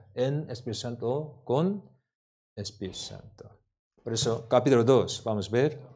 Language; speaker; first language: Spanish; non-native, learner; Korean